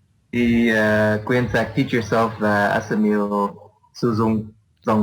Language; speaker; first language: Vietnamese; non-native, learner; English